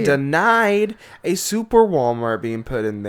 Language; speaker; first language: English; native; English